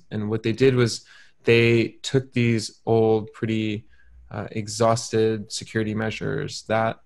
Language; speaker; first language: English; native; English